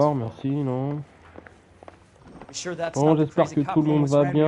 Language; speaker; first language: French; native; French